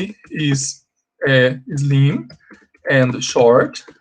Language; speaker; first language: English; non-native, fluent; Portuguese